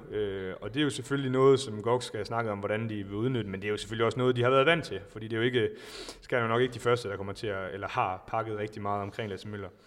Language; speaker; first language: Danish; native; Danish